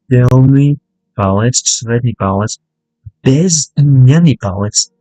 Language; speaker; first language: Russian; non-native, learner; English